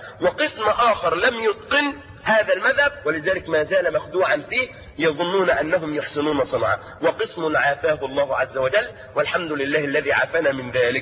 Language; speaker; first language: Arabic; native; Arabic